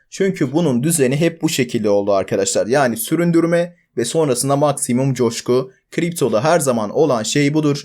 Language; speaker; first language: Turkish; native; Turkish